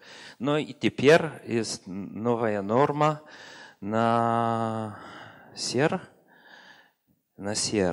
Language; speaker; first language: Russian; non-native, learner; Polish